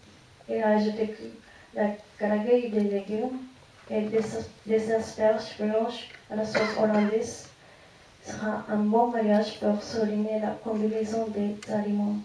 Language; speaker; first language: French; non-native, fluent; Japanese